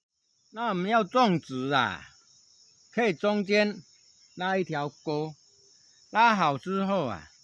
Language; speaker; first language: Chinese; non-native, local second language; Min Nan Chinese